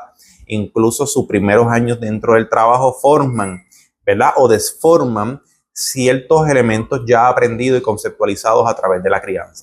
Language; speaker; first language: Spanish; native; Spanish